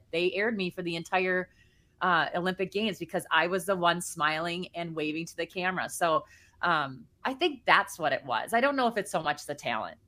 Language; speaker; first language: English; native; English